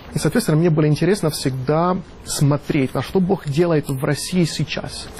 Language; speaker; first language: Russian; non-native, fluent; Italian